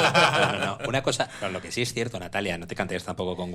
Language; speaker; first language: Spanish; native; Spanish